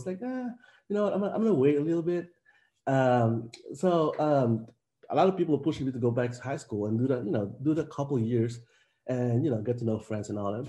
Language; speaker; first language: English; non-native, local second language; Filipino